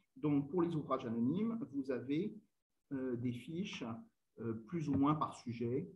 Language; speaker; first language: French; native; French